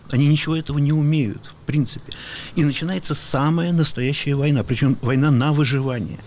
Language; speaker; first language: Russian; native; Russian